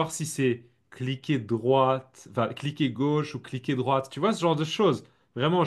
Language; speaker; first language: French; native; French